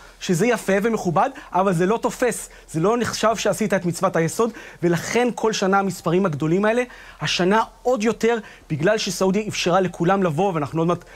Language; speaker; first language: Hebrew; native; Hebrew